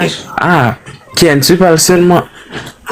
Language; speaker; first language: French; non-native, learner; Haitian Creole